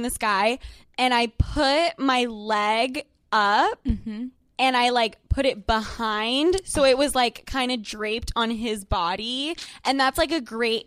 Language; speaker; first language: English; native; English